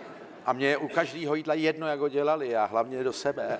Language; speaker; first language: Czech; native; Czech